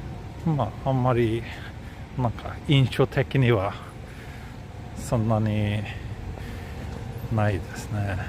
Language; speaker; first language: Japanese; non-native, fluent; Swedish